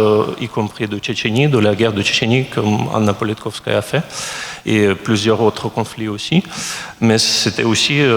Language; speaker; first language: French; non-native, fluent; Russian